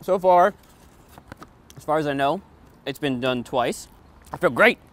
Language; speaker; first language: English; native; English